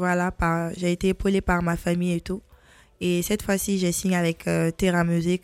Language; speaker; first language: French; non-native, local second language; Mandingo